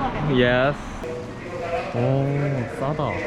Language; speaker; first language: English; non-native, learner; Korean